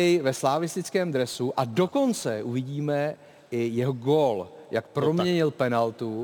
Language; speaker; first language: Czech; native; Czech